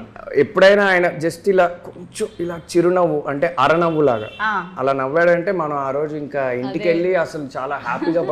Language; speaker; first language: Telugu; native; Telugu